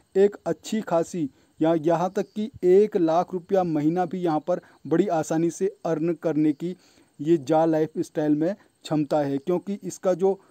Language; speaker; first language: Hindi; native; Hindi